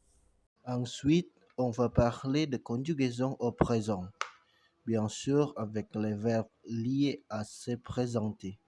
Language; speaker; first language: French; non-native, learner; Indonesian